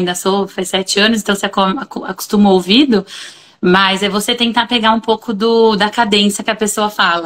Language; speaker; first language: Portuguese; native; Portuguese